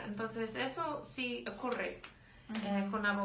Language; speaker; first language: Spanish; non-native, fluent; English